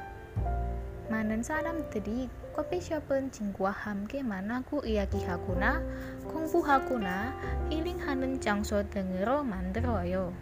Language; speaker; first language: Korean; non-native, learner; Indonesian